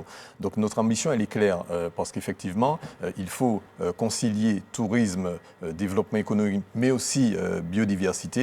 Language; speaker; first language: French; native; French